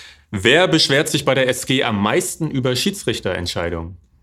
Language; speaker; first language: German; native; German